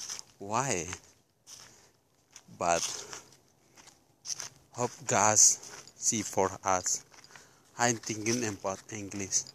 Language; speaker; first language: English; non-native, learner; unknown